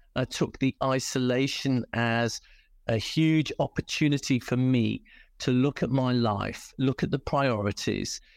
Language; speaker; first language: English; native; English